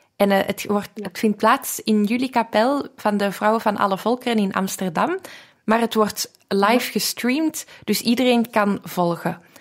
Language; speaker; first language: Dutch; native; Dutch